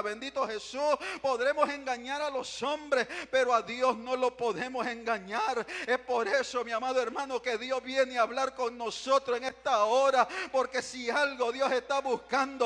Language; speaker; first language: Spanish; native; Spanish